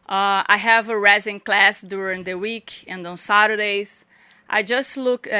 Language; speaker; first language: English; non-native, learner; Portuguese